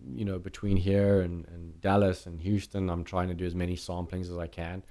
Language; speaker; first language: English; native; English